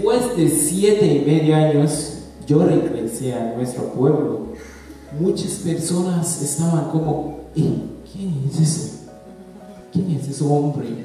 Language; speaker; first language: Spanish; non-native, learner; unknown